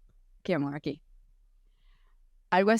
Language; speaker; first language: Portuguese; non-native, learner; Spanish